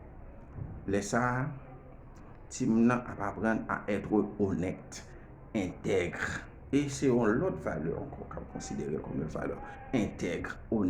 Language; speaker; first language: French; non-native, learner; Haitian Creole